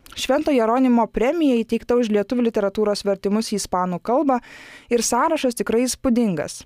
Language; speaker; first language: Lithuanian; native; Lithuanian